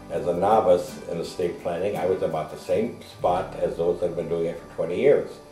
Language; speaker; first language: English; native; English